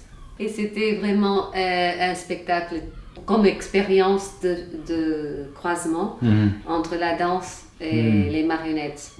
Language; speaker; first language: French; non-native, fluent; Portuguese